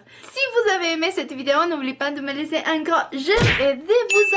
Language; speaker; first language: French; non-native, fluent; Spanish